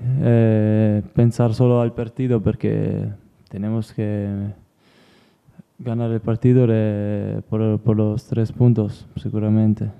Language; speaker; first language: Spanish; non-native, learner; Italian